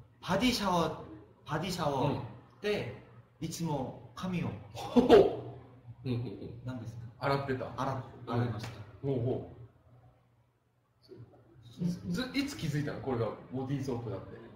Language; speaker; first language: Japanese; non-native, fluent; Korean